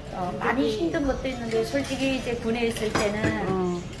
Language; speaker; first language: Korean; native; Korean